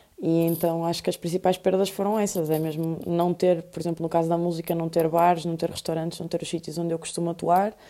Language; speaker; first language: Portuguese; native; Portuguese